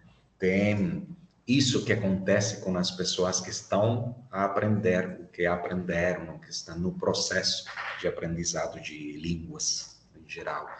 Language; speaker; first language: Portuguese; non-native, fluent; Spanish